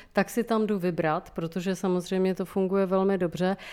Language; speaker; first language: Czech; native; Czech